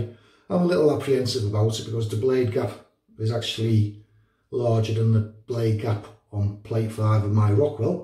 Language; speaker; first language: English; native; English